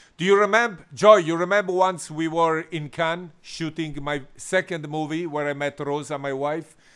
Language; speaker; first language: English; non-native, fluent; Italian